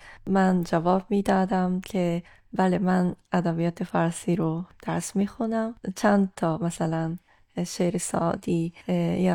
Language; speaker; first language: Persian; non-native, fluent; Japanese